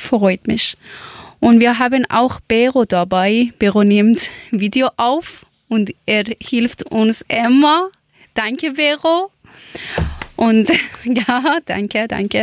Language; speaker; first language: German; non-native, learner; Persian